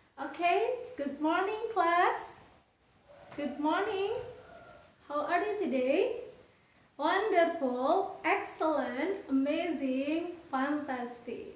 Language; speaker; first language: English; non-native, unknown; Sundanese